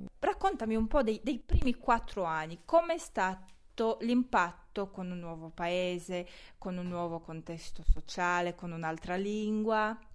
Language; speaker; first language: Italian; native; Italian